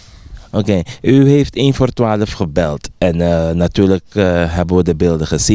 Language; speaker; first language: Dutch; native; Dutch